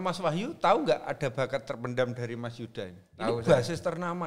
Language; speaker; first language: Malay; non-native, local second language; Javanese